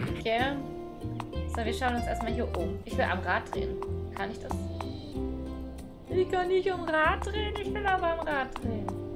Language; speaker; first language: German; native; German